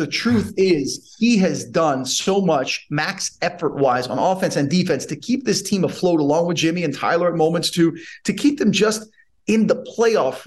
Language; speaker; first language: English; native; English